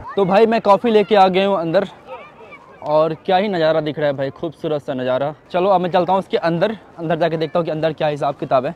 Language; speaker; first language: Hindi; native; Hindi